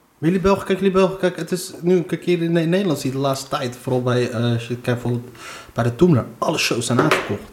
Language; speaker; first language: Dutch; early bilingual, other home language; Arabic